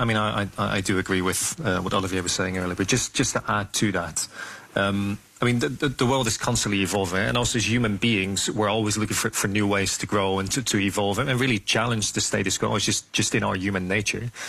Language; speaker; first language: English; non-native, fluent; Dutch